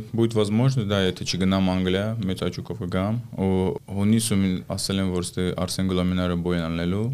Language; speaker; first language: Armenian; early bilingual, heritage; Armenian